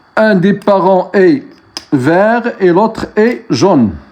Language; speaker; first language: French; non-native, local second language; Arabic